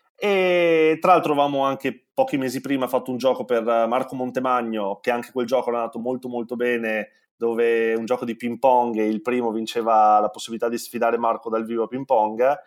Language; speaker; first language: Italian; native; Italian